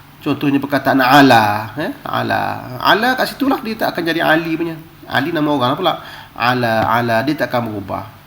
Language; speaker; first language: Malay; native; Malay